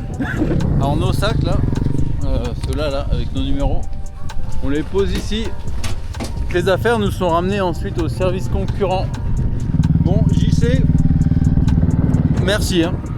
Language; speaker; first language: French; native; French